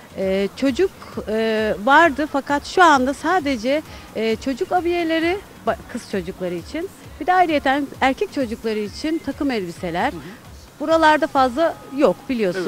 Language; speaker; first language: Turkish; native; Turkish